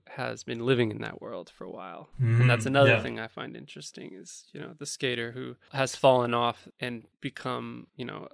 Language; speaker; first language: English; native; English